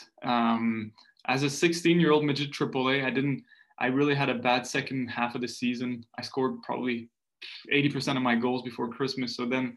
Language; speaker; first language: English; non-native, fluent; French